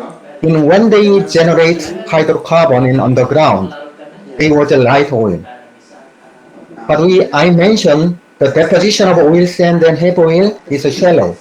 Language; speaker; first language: English; non-native, fluent; Korean